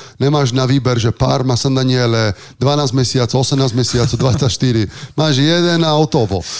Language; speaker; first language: Slovak; non-native, fluent; Italian